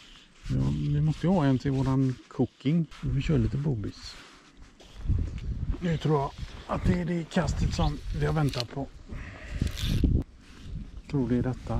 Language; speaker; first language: Swedish; native; Swedish